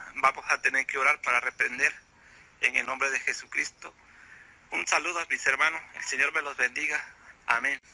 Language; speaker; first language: Spanish; native; Spanish